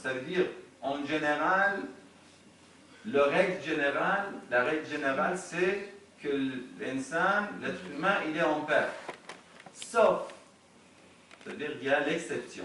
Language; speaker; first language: French; non-native, fluent; Arabic